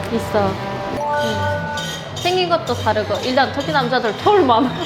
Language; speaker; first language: Korean; non-native, fluent; Turkish